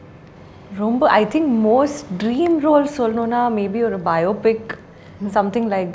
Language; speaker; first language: Tamil; non-native, learner; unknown